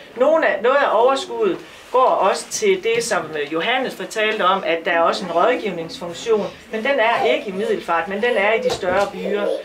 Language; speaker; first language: Danish; native; Danish